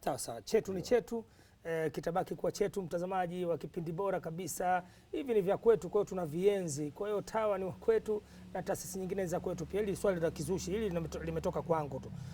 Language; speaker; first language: Swahili; native; Swahili